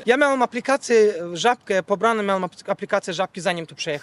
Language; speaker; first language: Polish; non-native, fluent; Azerbaijani